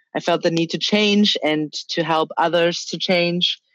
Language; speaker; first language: English; early bilingual, other home language; Chinese